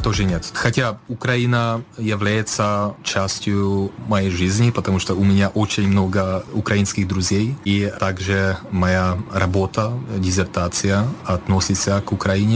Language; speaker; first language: Russian; non-native, fluent; Czech